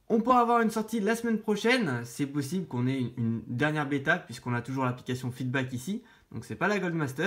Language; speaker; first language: French; native; French